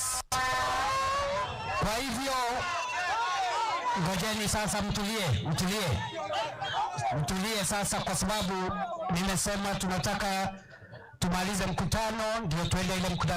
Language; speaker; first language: Swahili; non-native, local second language; Meru